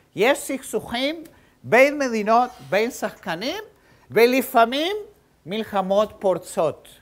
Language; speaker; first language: Hebrew; native; Hebrew